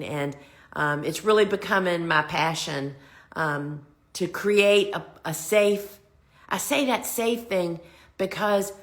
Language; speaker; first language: English; native; English